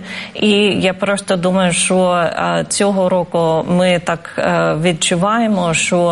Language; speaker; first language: Ukrainian; non-native, fluent; English